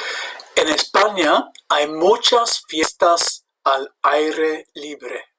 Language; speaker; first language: Spanish; non-native, fluent; English